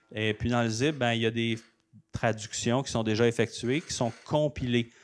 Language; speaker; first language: French; native; French